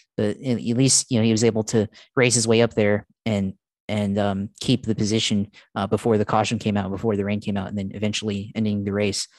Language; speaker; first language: English; early bilingual, other home language; Filipino